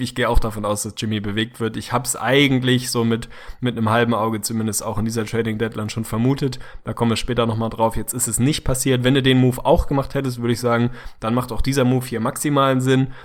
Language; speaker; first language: German; native; German